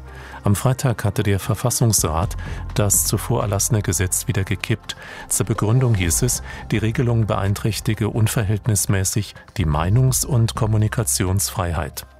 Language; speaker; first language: German; native; German